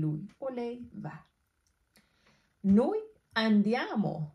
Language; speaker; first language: Italian; non-native, fluent; Persian